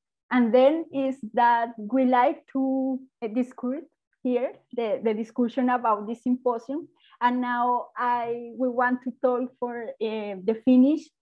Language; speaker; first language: English; non-native, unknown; Spanish